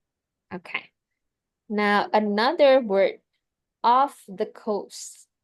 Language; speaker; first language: English; non-native, fluent; Indonesian